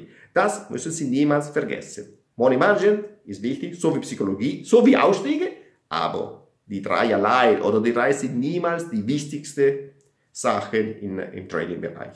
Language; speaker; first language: German; non-native, fluent; Italian